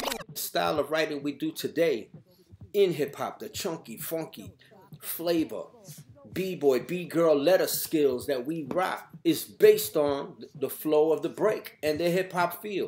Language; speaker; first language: English; native; English